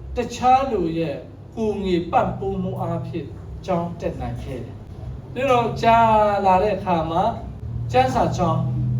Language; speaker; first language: Burmese; non-native, local second language; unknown